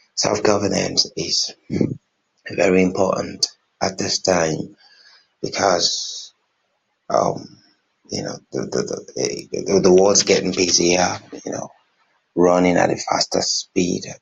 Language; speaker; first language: English; non-native, local second language; Yoruba